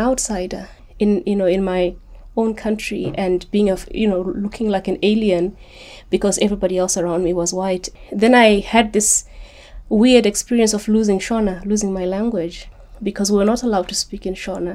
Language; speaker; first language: English; non-native, local second language; Shona